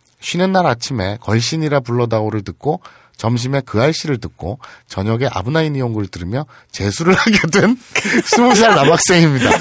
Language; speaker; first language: Korean; native; Korean